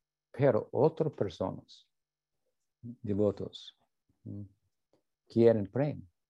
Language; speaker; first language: Spanish; non-native, learner; English